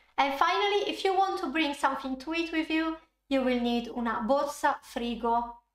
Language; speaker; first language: English; non-native, fluent; Italian